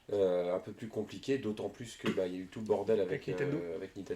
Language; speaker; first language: French; native; French